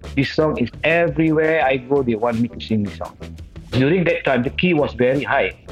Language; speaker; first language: English; non-native, local second language; Malay